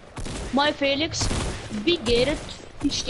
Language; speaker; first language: German; non-native, local second language; Luxembourgish